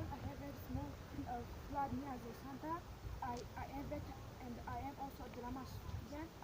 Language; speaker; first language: English; non-native, learner; Tajik